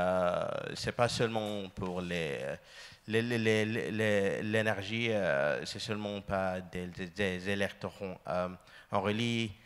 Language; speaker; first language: French; non-native, learner; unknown